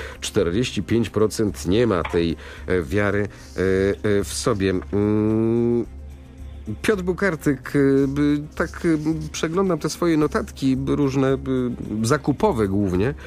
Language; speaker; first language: Polish; native; Polish